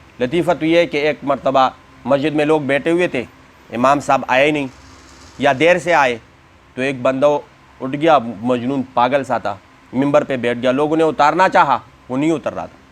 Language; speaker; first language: Urdu; non-native, local second language; Pashto